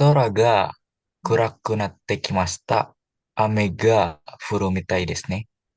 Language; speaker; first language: Japanese; non-native, learner; Indonesian